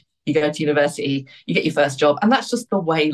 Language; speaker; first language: English; native; English